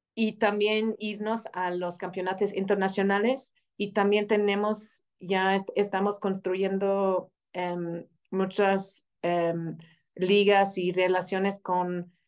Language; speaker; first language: Spanish; non-native, fluent; English